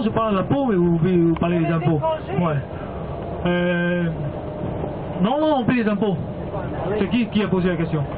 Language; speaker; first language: French; non-native, fluent; Cantonese